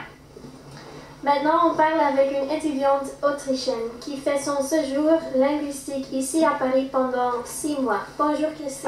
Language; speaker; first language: French; non-native, fluent; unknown